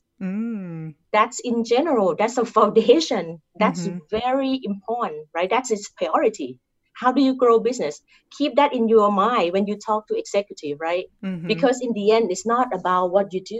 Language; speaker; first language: English; non-native, fluent; Thai